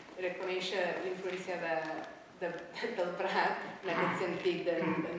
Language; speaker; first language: Catalan; non-native, fluent; English